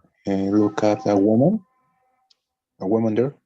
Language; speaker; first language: English; non-native, learner; Spanish